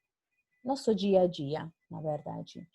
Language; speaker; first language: Portuguese; non-native, fluent; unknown